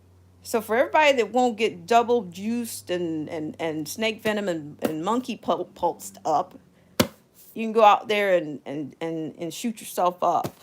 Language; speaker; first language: English; native; English